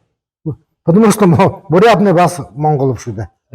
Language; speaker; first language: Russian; non-native, local second language; Buriat